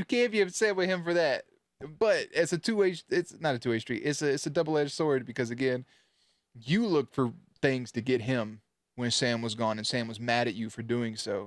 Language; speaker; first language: English; native; English